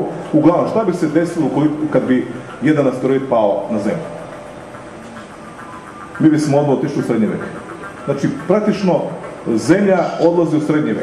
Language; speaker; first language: Serbian; native; Serbian